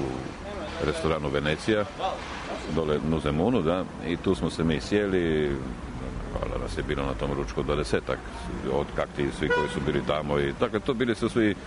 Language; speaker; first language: Croatian; native; Croatian